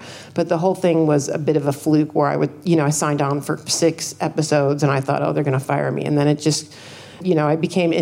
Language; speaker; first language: English; native; English